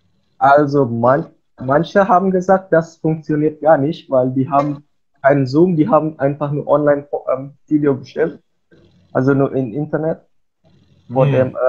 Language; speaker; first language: German; non-native, fluent; Indonesian